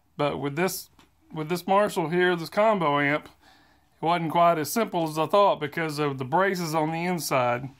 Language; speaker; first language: English; native; English